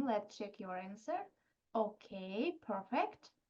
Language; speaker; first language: English; non-native, fluent; Russian